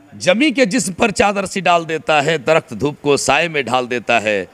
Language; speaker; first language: Hindi; native; Hindi